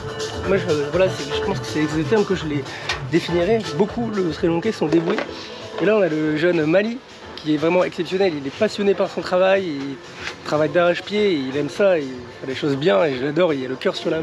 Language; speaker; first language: French; native; French